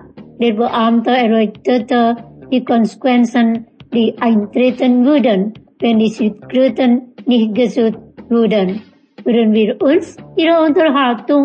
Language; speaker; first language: German; non-native, learner; Indonesian